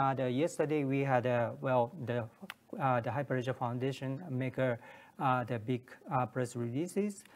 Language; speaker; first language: English; non-native, learner; Japanese